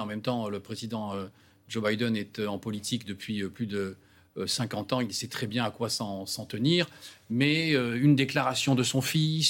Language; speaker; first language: French; native; French